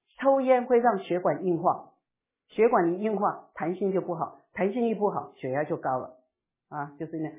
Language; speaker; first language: Chinese; native; Chinese